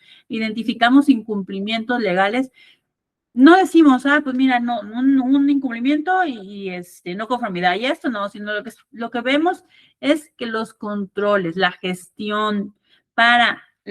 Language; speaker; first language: Spanish; native; Spanish